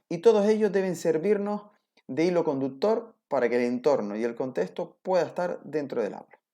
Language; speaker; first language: Spanish; native; Spanish